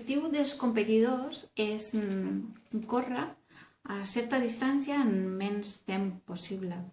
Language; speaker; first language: Catalan; non-native, learner; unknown